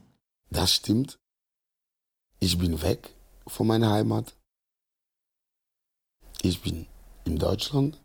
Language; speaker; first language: German; non-native, learner; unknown